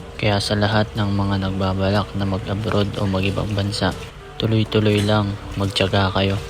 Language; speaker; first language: Filipino; native; Filipino